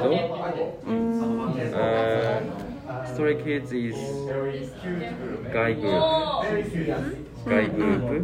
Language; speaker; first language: English; non-native, learner; Japanese